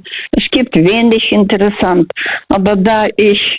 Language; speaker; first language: German; non-native, fluent; Russian